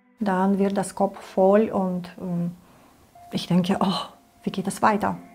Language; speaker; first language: German; non-native, learner; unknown